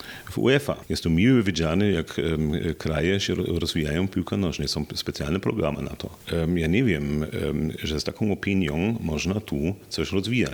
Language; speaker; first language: Polish; non-native, fluent; German